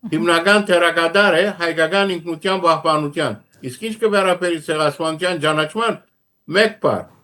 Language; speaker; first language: Armenian; early bilingual, heritage; Armenian